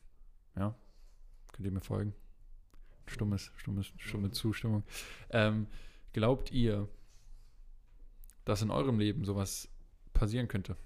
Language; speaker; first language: German; native; German